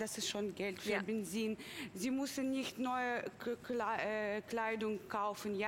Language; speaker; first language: German; non-native, fluent; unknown